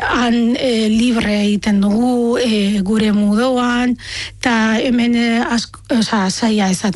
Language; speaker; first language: Basque; non-native, fluent; Arabic